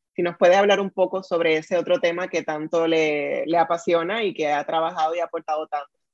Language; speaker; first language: Spanish; native; Spanish